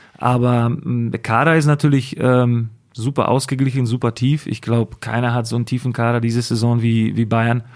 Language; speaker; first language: German; non-native, fluent; Slovak